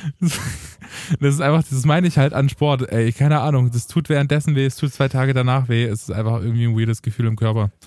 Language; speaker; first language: German; early bilingual, other home language; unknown